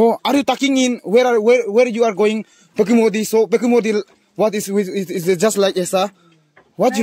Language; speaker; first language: English; non-native, learner; Adi